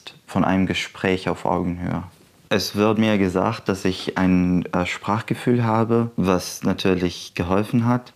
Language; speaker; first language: German; non-native, fluent; Arabic